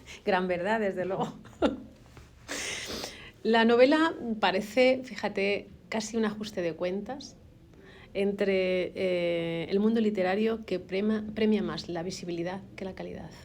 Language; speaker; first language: Spanish; native; Spanish